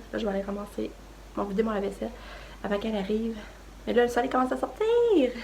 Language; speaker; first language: French; native; French